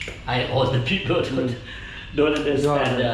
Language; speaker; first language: English; non-native, learner; Thai